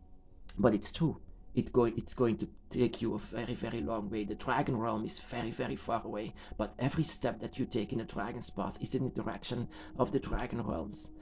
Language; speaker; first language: English; non-native, fluent; Dutch